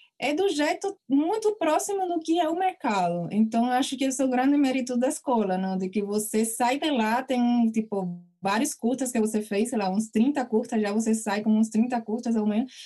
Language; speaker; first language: Portuguese; non-native, fluent; Spanish